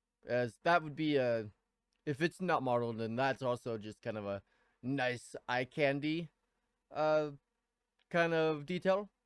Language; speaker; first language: English; native; English